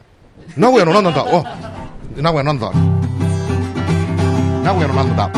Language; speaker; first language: Japanese; native; Japanese